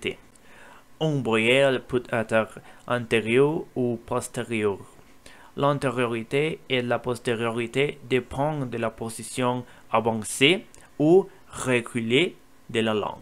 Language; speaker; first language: French; non-native, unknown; Spanish